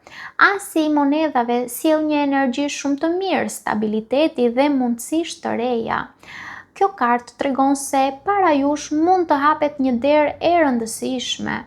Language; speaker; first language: Albanian; native; Albanian